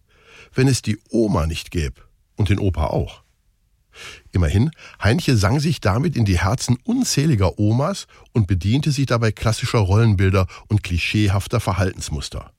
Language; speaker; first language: German; native; German